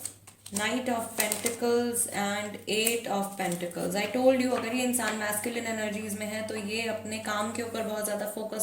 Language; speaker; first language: Hindi; native; Hindi